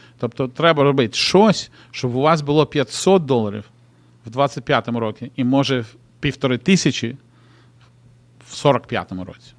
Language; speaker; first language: Ukrainian; non-native, local second language; Russian